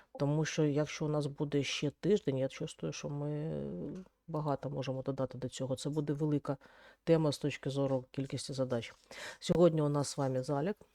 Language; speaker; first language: Ukrainian; non-native, local second language; Russian